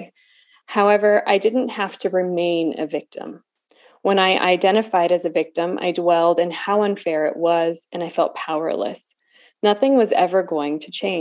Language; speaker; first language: English; native; English